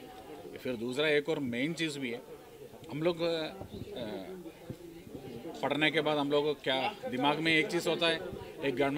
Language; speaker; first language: Hindi; non-native, local second language; Malayalam